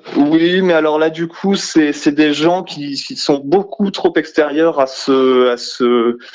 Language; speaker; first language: French; native; French